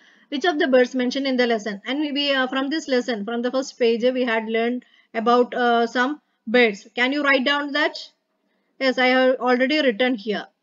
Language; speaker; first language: English; non-native, local second language; Malayalam